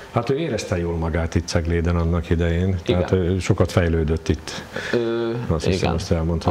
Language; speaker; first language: Hungarian; native; Hungarian